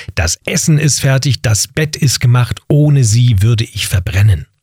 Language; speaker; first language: German; native; German